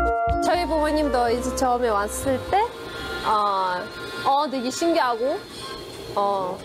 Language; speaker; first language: Korean; non-native, fluent; Russian